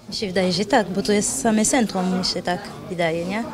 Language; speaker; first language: Polish; non-native, learner; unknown